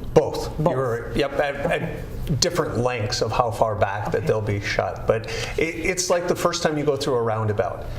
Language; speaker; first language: English; native; English